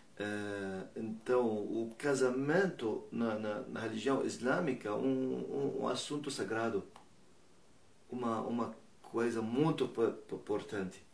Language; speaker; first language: Portuguese; non-native, learner; Persian